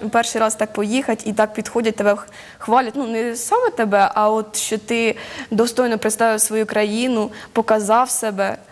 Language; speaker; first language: Ukrainian; native; Ukrainian